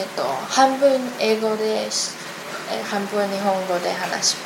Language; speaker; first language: Japanese; non-native, learner; Chinese